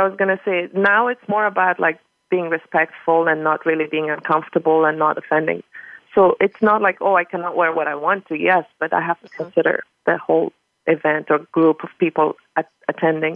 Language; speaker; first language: English; non-native, fluent; Persian